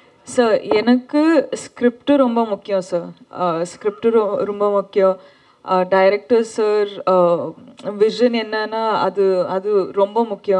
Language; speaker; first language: Tamil; non-native, learner; Kannada